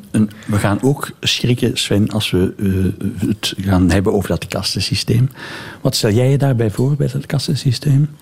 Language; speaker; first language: Dutch; native; Dutch